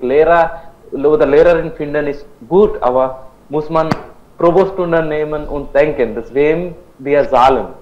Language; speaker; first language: German; non-native, learner; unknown